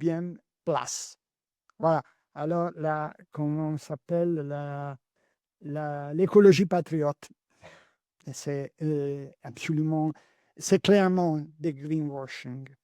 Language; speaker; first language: French; non-native, learner; Italian